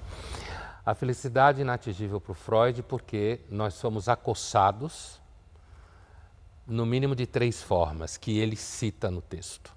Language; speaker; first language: Portuguese; native; Portuguese